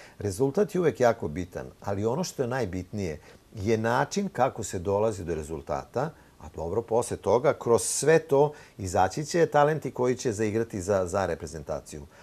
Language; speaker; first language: Serbian; native; Serbian